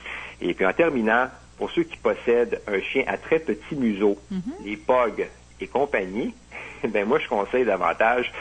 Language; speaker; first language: French; native; French